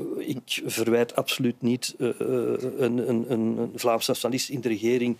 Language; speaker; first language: Dutch; native; Dutch